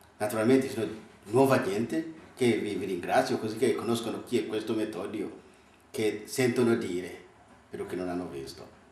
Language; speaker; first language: Italian; non-native, fluent; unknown